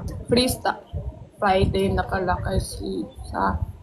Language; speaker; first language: Filipino; non-native, learner; Chinese